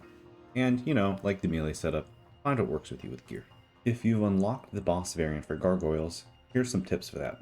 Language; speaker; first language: English; native; English